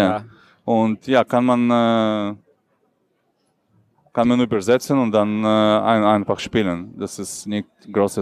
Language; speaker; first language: German; non-native, learner; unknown